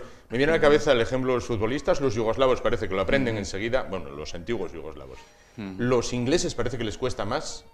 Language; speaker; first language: Spanish; native; Spanish